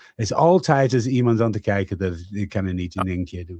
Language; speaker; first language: Dutch; non-native, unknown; English